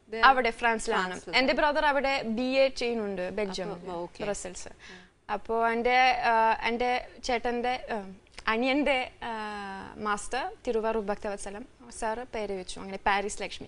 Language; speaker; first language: Malayalam; non-native, fluent; French